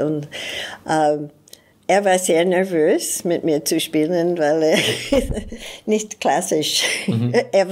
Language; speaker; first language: German; non-native, fluent; English